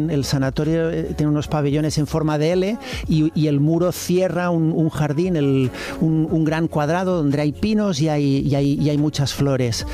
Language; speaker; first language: Spanish; native; Spanish